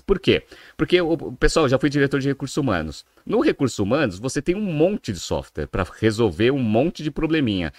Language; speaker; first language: Portuguese; native; Portuguese